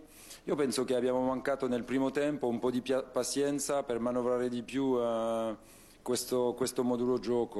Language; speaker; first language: Italian; non-native, fluent; French